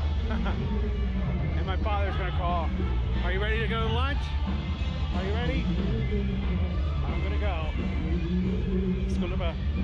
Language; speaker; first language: English; native; English